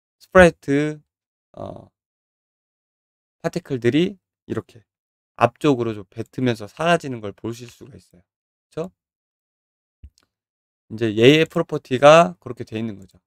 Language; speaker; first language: Korean; native; Korean